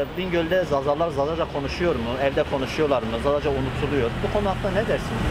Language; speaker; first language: Turkish; non-native, local second language; Zaza